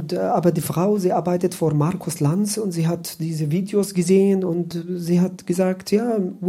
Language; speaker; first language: German; non-native, learner; Arabic